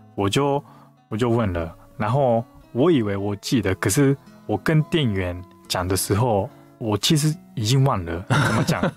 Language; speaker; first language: Chinese; non-native, fluent; Japanese